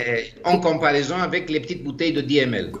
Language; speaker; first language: French; non-native, fluent; Greek